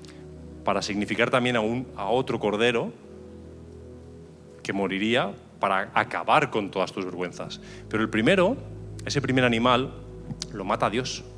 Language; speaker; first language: Spanish; native; Spanish